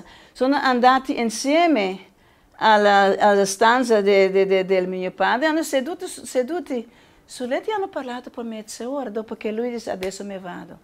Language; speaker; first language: Italian; non-native, learner; Spanish